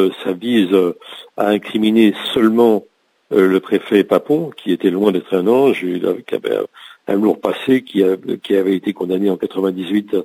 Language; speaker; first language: French; native; French